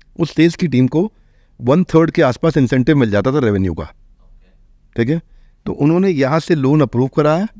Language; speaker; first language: Hindi; native; Hindi